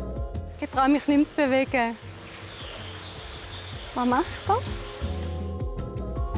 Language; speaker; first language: German; native; German